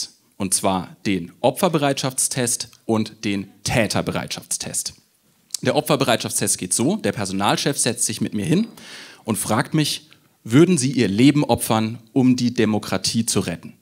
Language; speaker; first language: German; native; German